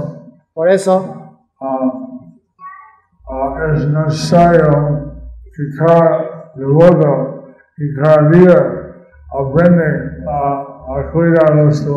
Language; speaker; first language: Spanish; non-native, learner; English